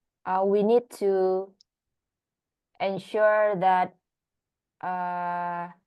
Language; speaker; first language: English; non-native, learner; Indonesian